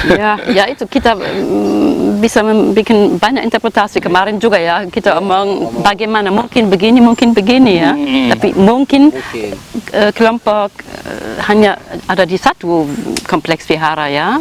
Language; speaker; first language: Indonesian; non-native, fluent; German